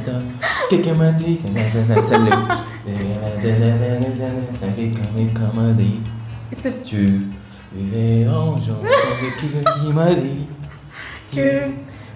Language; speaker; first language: English; non-native, fluent; French